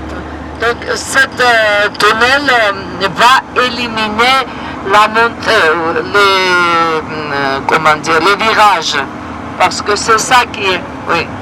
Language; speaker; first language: French; non-native, fluent; Georgian